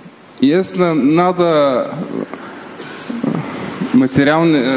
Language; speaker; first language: Russian; non-native, learner; Bulgarian